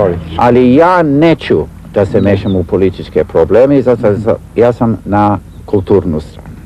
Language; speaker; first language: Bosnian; early bilingual, heritage; Serbian